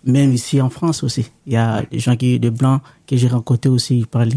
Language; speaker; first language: French; non-native, local second language; Lingala